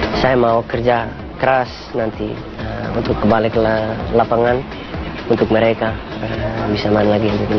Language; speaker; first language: Indonesian; non-native, learner; Dutch